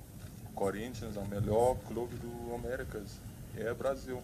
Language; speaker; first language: Portuguese; non-native, learner; English